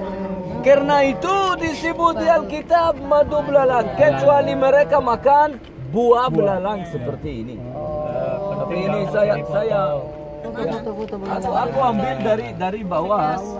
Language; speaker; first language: Indonesian; non-native, learner; Hebrew